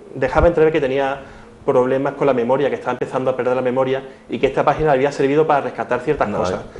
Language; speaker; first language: Spanish; native; Spanish